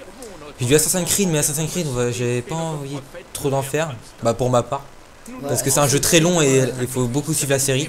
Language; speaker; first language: French; native; French